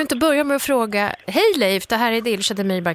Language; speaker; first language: Swedish; early bilingual, other home language; Kurdish